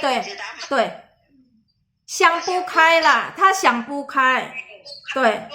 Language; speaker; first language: Chinese; non-native, fluent; Indonesian